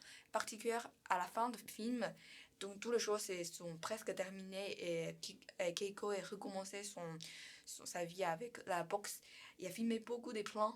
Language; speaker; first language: French; non-native, learner; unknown